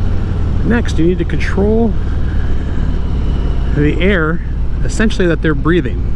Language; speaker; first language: English; native; English